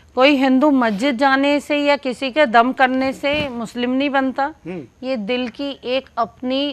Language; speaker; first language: Hindi; native; Hindi